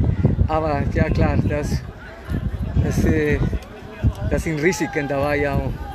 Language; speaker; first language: German; non-native, fluent; Spanish